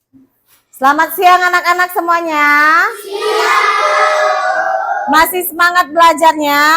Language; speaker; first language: Indonesian; native; Indonesian